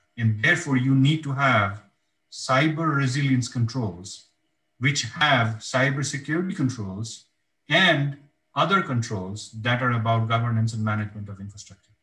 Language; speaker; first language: English; non-native, local second language; Bangla